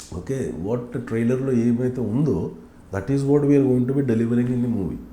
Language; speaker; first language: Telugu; native; Telugu